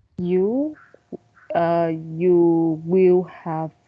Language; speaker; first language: English; non-native, learner; Vietnamese